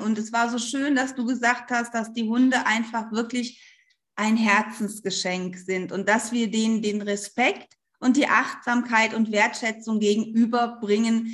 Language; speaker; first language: German; native; German